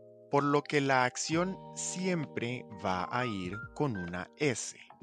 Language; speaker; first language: Spanish; native; Spanish